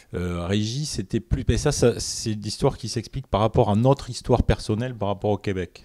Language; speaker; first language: French; native; French